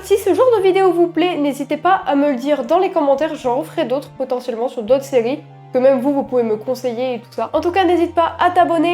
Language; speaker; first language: French; native; French